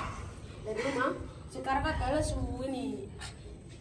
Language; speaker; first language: Indonesian; non-native, local second language; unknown